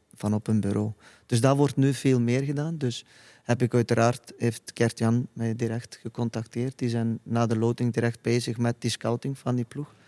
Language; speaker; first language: Dutch; non-native, fluent; Icelandic